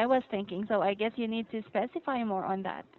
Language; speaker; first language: English; non-native, fluent; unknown